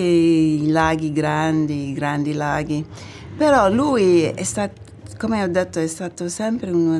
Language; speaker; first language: Italian; non-native, fluent; English